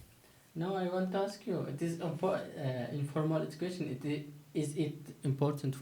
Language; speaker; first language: English; non-native, learner; Turkish